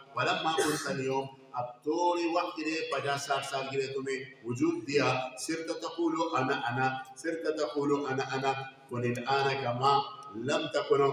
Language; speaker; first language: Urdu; non-native, local second language; Pashto